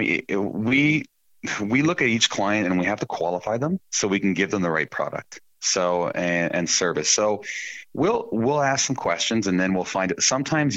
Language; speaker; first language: English; native; English